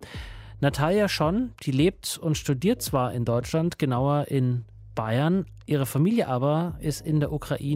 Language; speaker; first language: German; native; German